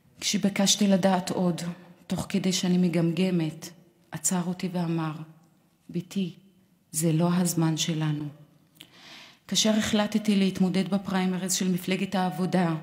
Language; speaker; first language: Hebrew; non-native, local second language; Arabic